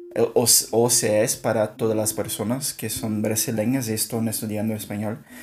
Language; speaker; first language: Spanish; non-native, learner; Portuguese